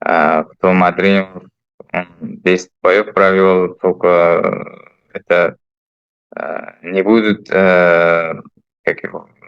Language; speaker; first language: Russian; non-native, fluent; Uzbek